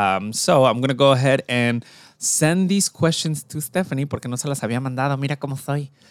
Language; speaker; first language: Spanish; early bilingual, heritage; Spanish